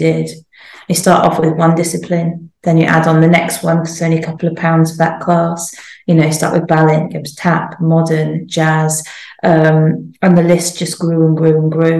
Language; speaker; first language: English; native; English